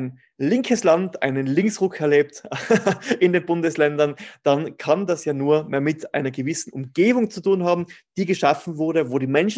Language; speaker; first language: German; native; German